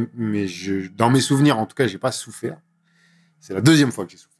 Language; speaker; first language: French; native; French